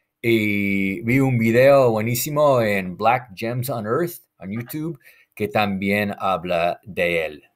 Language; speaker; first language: Spanish; non-native, fluent; English